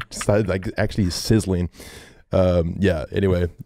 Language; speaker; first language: English; native; English